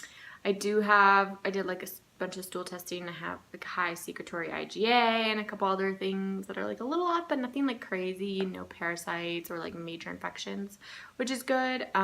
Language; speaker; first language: English; native; English